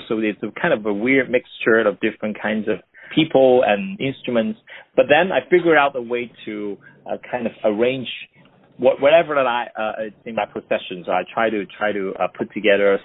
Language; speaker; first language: English; non-native, local second language; Cantonese